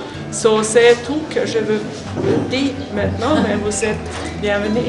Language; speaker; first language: French; non-native, learner; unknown